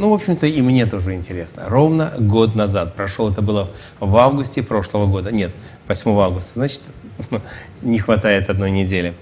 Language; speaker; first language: Russian; native; Russian